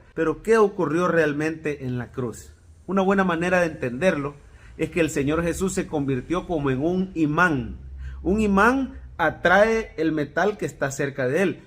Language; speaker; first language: Spanish; native; Spanish